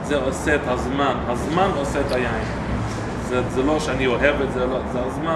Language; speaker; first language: Hebrew; non-native, fluent; English